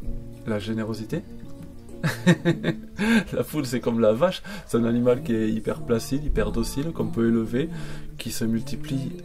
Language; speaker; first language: French; native; French